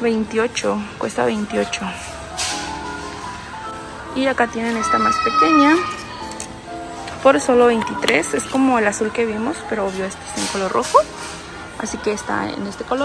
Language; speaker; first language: Spanish; native; Spanish